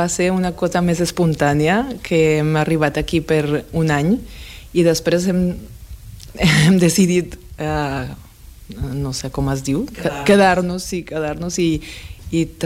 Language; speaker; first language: Catalan; non-native, fluent; Spanish